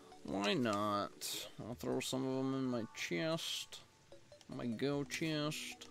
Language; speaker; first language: English; native; English